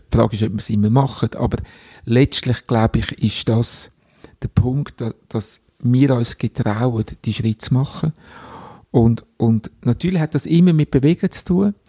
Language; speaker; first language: German; native; German